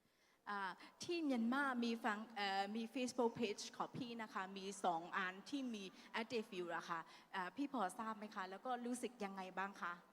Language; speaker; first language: Thai; non-native, fluent; Burmese